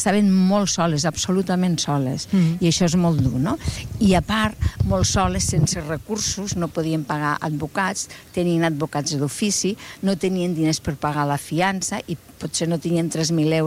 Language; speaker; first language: Catalan; native; Catalan